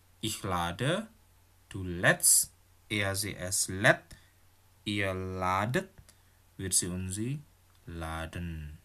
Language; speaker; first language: German; non-native, fluent; Indonesian